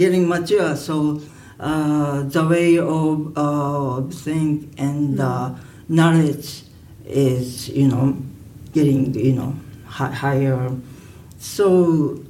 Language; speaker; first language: English; non-native, learner; Japanese